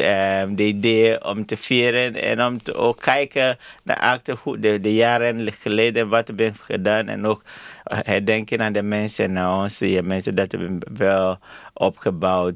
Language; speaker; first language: Dutch; non-native, learner; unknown